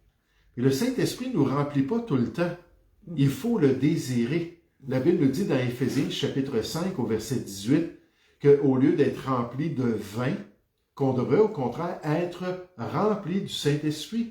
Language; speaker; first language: French; native; French